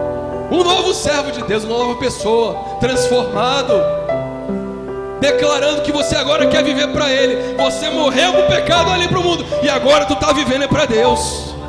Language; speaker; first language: Portuguese; native; Portuguese